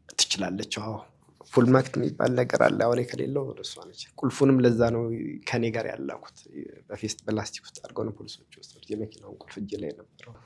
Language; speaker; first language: Amharic; native; Amharic